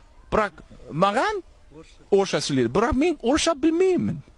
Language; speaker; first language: Kazakh; non-native, learner; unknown